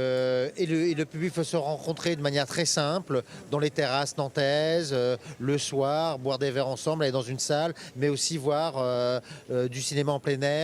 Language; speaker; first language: French; native; French